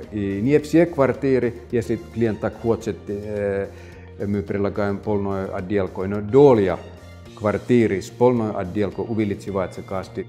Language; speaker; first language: Russian; non-native, fluent; Finnish